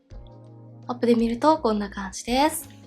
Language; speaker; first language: Japanese; native; Japanese